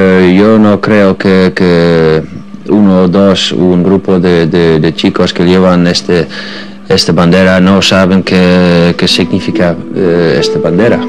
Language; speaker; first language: Spanish; non-native, fluent; Dutch